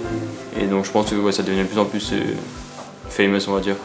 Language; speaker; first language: French; non-native, local second language; Morisyen